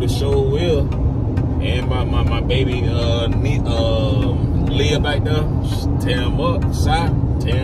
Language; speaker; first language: English; native; English